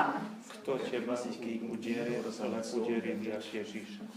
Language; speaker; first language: Slovak; non-native, learner; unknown